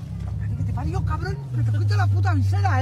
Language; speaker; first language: Spanish; native; Spanish